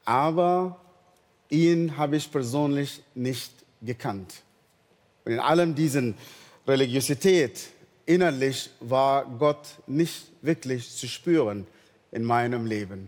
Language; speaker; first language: German; non-native, fluent; Arabic